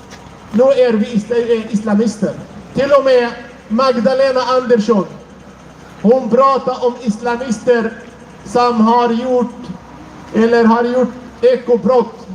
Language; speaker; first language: Swedish; non-native, fluent; Arabic